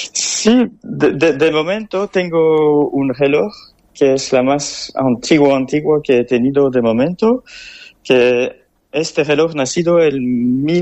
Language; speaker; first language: Spanish; non-native, fluent; French